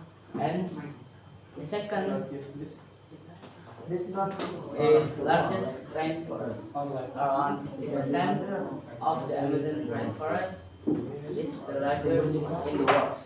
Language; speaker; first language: English; non-native, learner; Indonesian